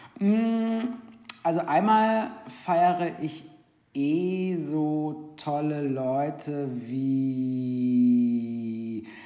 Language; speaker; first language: German; native; German